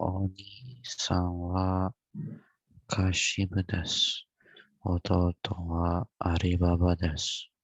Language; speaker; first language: Japanese; non-native, learner; Indonesian